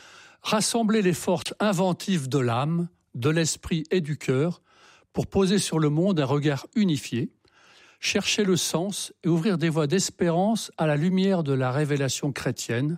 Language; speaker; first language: French; native; French